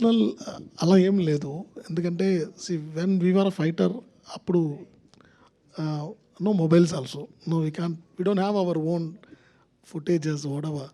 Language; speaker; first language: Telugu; non-native, learner; Tamil